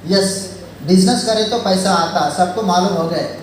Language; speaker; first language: Hindi; non-native, local second language; Telugu